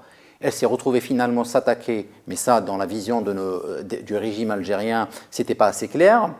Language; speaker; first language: French; non-native, local second language; Arabic